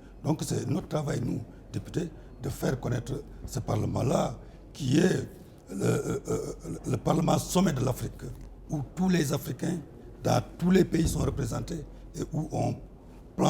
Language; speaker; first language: French; non-native, local second language; Wolof